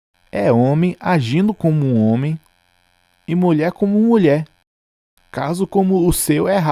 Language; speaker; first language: Portuguese; non-native, fluent; English